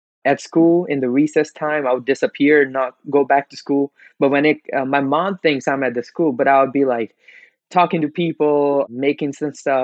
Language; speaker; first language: English; non-native, local second language; Gujarati